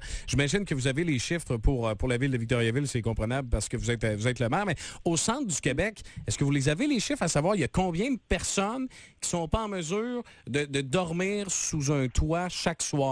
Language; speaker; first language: French; native; French